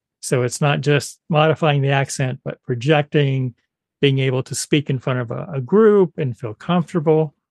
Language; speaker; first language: English; native; English